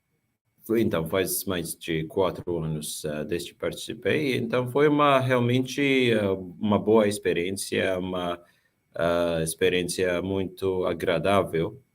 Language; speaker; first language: Portuguese; non-native, fluent; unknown